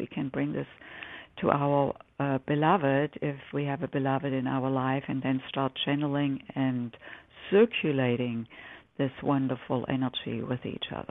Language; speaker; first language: English; non-native, fluent; German